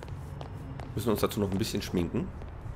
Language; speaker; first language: German; native; German